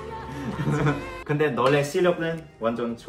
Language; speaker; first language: Korean; non-native, learner; Cantonese